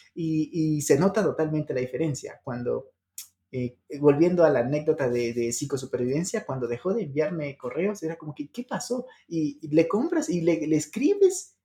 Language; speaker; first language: Spanish; native; Spanish